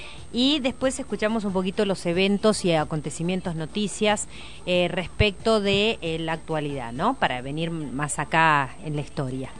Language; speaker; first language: Spanish; native; Spanish